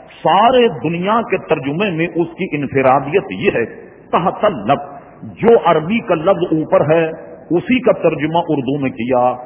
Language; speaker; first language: Urdu; native; Urdu